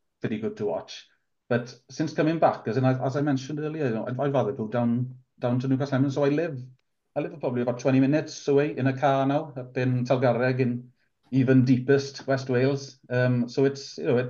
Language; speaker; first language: English; non-native, local second language; Welsh